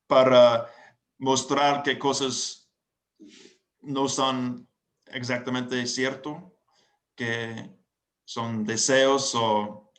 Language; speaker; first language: Spanish; non-native, learner; English